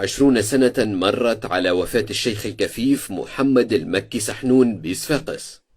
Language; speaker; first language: Arabic; native; Arabic